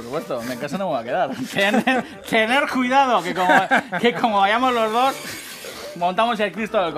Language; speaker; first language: Spanish; native; Spanish